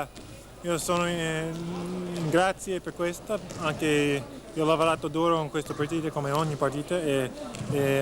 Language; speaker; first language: Italian; non-native, fluent; English